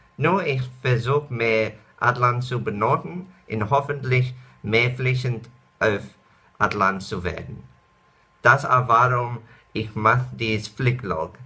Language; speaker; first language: German; non-native, learner; Dutch